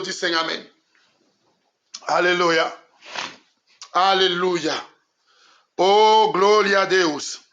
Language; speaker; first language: Portuguese; non-native, learner; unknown